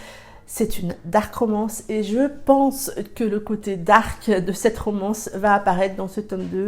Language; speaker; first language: French; native; French